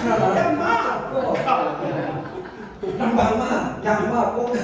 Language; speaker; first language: Thai; non-native, fluent; Korean